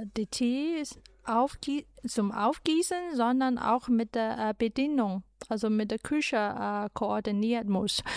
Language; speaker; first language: German; non-native, fluent; Chinese